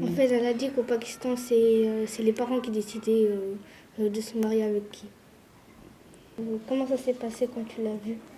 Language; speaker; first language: French; early bilingual, other home language; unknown